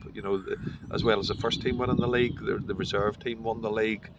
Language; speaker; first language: English; native; English